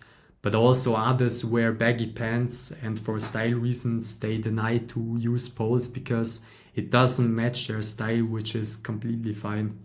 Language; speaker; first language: English; non-native, fluent; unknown